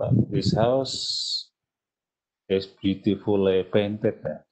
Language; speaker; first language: English; non-native, fluent; Indonesian